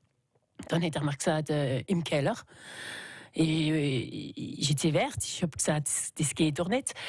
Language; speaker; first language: German; non-native, local second language; French